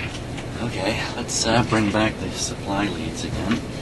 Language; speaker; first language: English; native; English